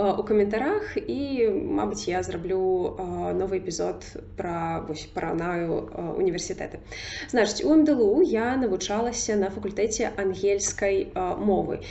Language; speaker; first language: Belarusian; non-native, local second language; Russian